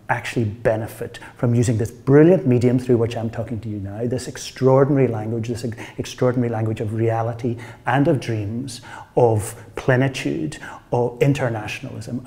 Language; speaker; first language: English; native; English